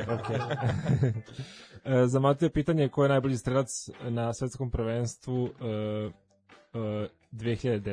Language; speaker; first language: Serbian; native; Serbian